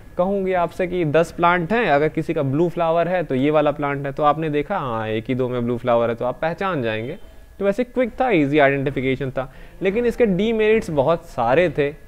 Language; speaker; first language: Hindi; native; Hindi